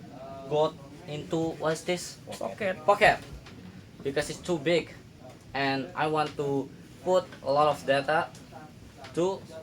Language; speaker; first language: English; non-native, learner; Indonesian